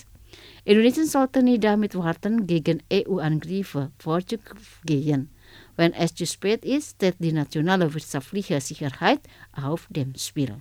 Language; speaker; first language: German; non-native, fluent; Indonesian